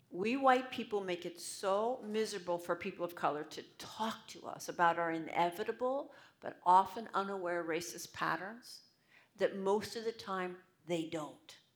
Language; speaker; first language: English; native; English